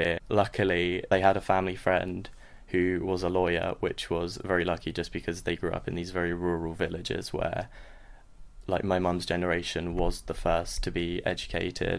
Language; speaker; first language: English; native; English